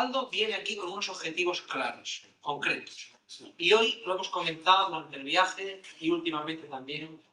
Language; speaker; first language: Spanish; native; Spanish